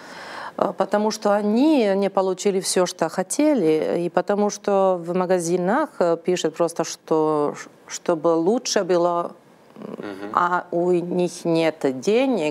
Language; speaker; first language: Russian; non-native, learner; Serbian